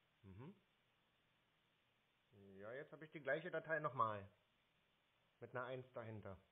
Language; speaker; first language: German; native; German